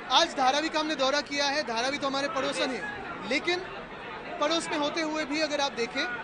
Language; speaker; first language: Hindi; non-native, local second language; Marathi